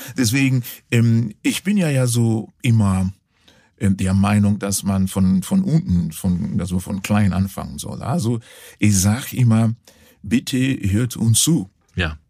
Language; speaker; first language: German; non-native, fluent; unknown